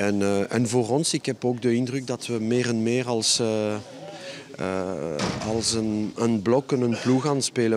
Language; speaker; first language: Dutch; non-native, fluent; French